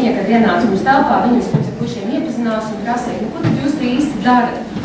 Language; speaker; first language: Latvian; native; Latvian